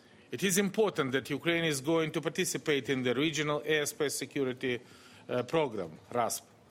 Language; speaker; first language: English; non-native, fluent; Russian